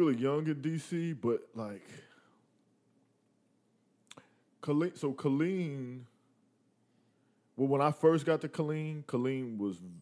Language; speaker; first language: English; early bilingual, other home language; Spanish